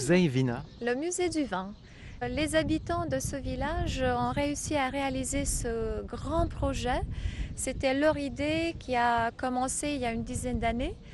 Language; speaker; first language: French; non-native, fluent; Croatian